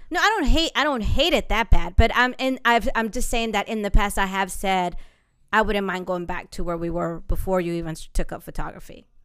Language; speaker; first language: English; early bilingual, other home language; Spanish